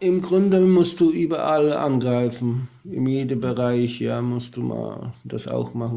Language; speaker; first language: German; non-native, learner; Polish